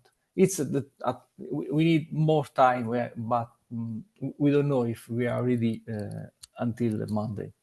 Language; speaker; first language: English; non-native, learner; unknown